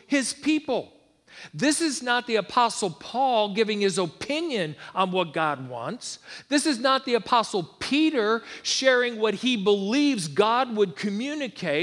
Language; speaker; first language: English; native; English